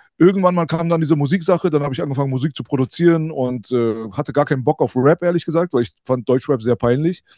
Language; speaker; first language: German; early bilingual, other home language; Persian